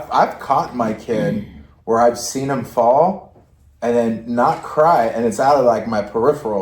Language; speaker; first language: English; native; English